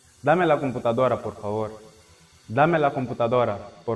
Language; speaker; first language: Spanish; non-native, fluent; Portuguese